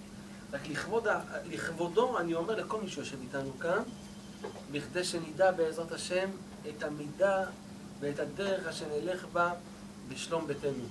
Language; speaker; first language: Hebrew; native; Hebrew